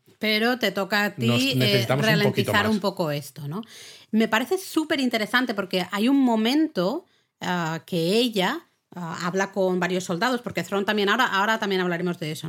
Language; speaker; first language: Spanish; native; Spanish